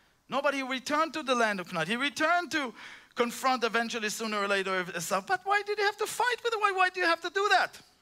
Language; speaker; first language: English; non-native, fluent; Hebrew